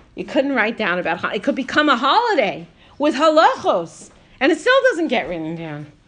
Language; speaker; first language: English; native; English